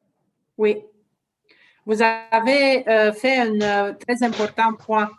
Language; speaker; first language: French; non-native, learner; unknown